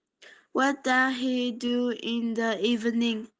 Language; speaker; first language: English; non-native, learner; Polish